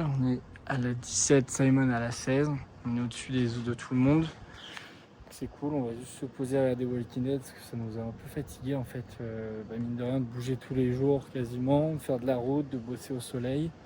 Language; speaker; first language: French; native; French